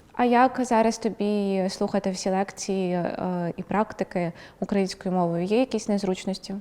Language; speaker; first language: Ukrainian; native; Ukrainian